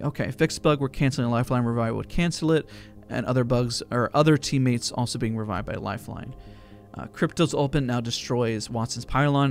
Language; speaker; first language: English; native; English